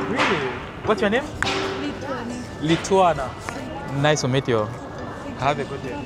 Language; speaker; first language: English; non-native, learner; French